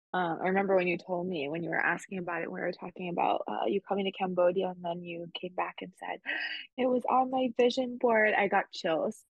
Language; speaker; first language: English; early bilingual, other home language; Spanish